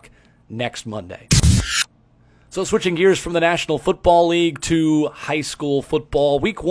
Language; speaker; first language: English; native; English